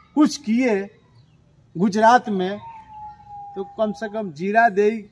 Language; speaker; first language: Hindi; native; Hindi